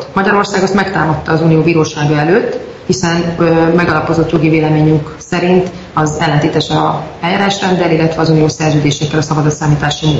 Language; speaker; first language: Hungarian; native; Hungarian